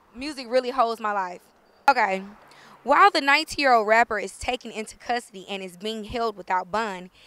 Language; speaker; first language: English; native; English